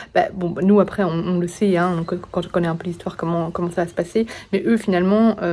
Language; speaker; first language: French; native; French